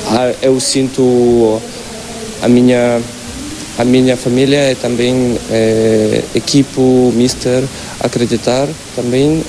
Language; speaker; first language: Portuguese; non-native, learner; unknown